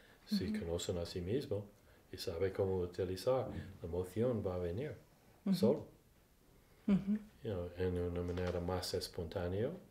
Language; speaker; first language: Spanish; non-native, fluent; English